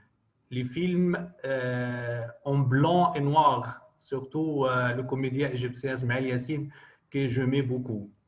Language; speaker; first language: French; non-native, fluent; Arabic